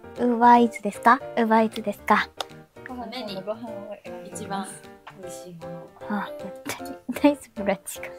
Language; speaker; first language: Japanese; native; Japanese